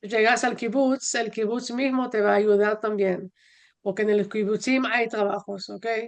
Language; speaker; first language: Spanish; non-native, fluent; Hebrew